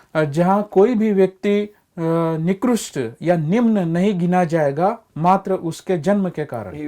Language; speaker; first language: Hindi; non-native, local second language; Marathi